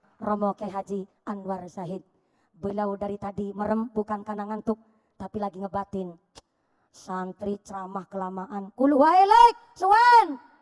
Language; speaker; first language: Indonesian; non-native, local second language; Javanese